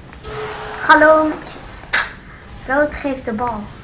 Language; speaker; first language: Dutch; non-native, learner; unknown